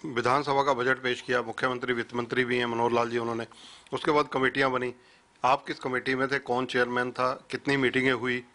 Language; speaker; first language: Hindi; native; Hindi